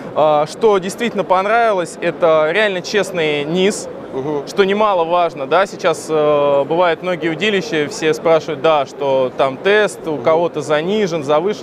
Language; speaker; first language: Russian; native; Russian